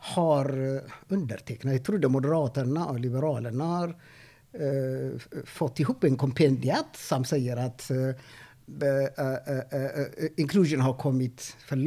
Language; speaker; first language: Swedish; non-native, fluent; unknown